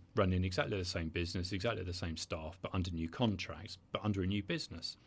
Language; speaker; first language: English; native; English